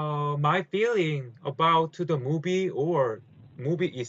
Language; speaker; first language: English; non-native, learner; Korean